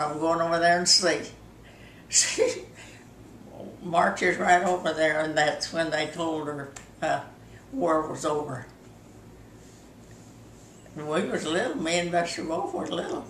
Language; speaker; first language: English; native; English